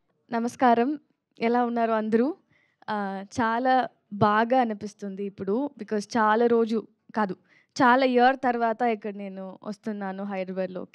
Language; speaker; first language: Telugu; non-native, learner; Tamil